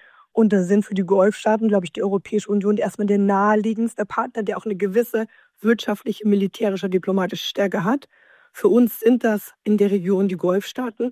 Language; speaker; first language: German; native; German